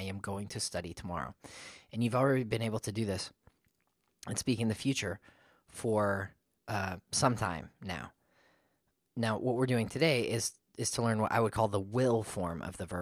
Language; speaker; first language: English; native; English